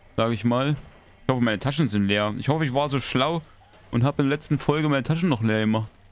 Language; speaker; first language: German; native; German